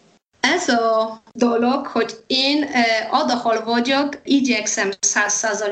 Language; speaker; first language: Hungarian; non-native, fluent; Polish